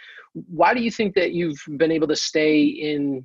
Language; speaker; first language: English; native; English